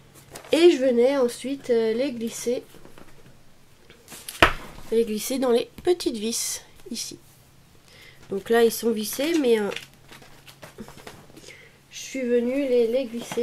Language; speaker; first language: French; native; French